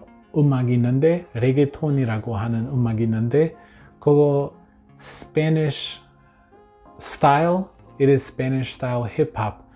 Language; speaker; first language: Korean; non-native, learner; English